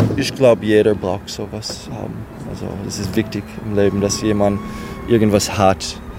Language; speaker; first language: German; non-native, fluent; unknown